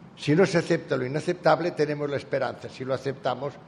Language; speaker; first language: Spanish; native; Spanish